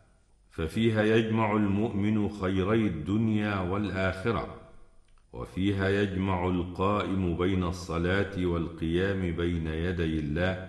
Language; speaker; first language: Arabic; native; Arabic